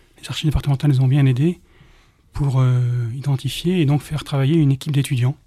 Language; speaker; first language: French; native; French